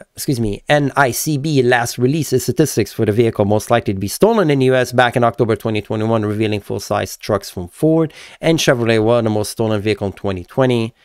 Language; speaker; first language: English; native; English